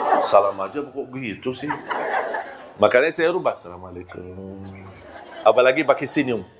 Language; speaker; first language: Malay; non-native, fluent; Arabic